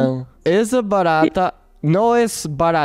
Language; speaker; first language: Portuguese; non-native, learner; Spanish